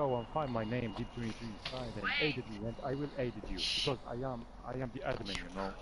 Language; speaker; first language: English; non-native, learner; Polish